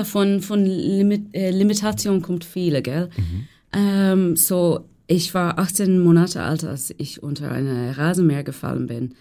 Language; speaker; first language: German; non-native, learner; English